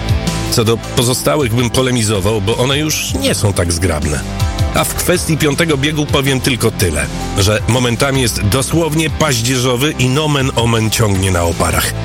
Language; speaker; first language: Polish; native; Polish